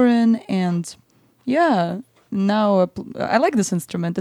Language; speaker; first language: English; non-native, fluent; Russian